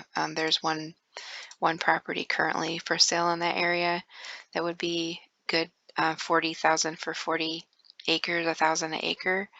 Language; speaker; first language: English; native; English